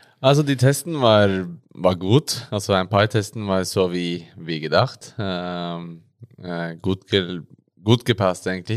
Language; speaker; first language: German; non-native, learner; Norwegian